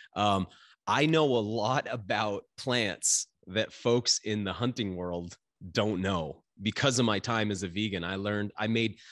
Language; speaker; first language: English; native; English